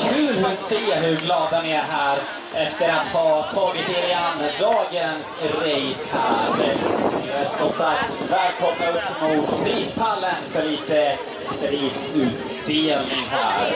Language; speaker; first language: Swedish; native; Swedish